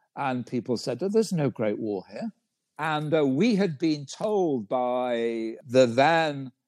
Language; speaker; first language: English; native; English